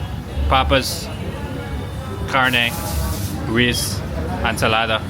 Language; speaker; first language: Spanish; non-native, learner; English